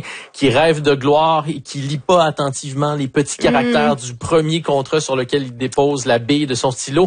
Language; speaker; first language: French; native; French